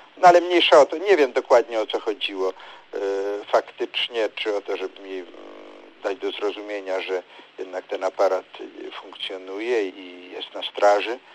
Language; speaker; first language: Polish; native; Polish